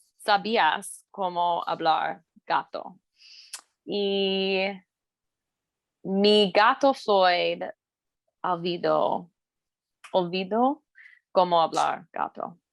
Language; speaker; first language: Spanish; non-native, learner; English